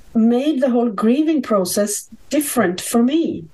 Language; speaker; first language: English; non-native, fluent; Swedish